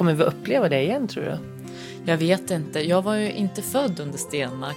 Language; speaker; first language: Swedish; native; Swedish